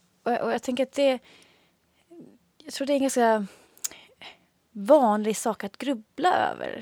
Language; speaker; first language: Swedish; native; Swedish